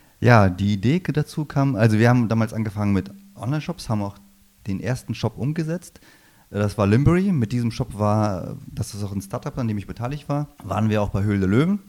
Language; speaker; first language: German; early bilingual, other home language; Low German